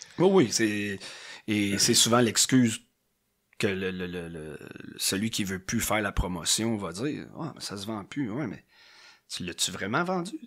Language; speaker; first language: French; native; French